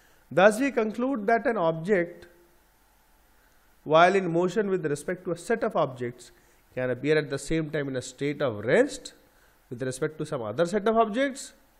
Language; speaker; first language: English; non-native, local second language; Bangla